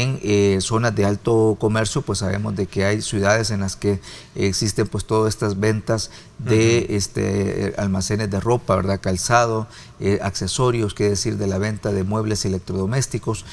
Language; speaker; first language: Spanish; native; Spanish